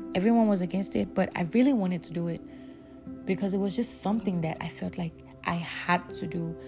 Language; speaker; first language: English; non-native, local second language; Yoruba